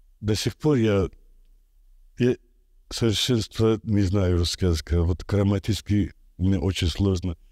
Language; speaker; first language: Russian; non-native, local second language; Azerbaijani